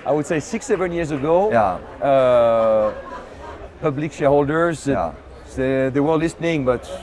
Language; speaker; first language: English; non-native, fluent; French